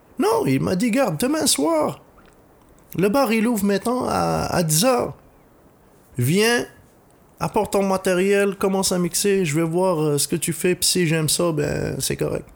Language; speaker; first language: French; non-native, local second language; Arabic